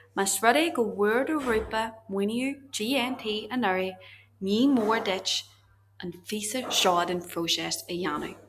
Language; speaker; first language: Irish; native; Irish